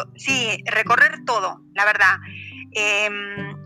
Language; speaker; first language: Spanish; native; Spanish